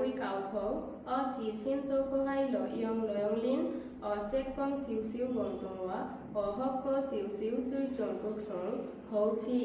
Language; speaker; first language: Cantonese; non-native, learner; Bangla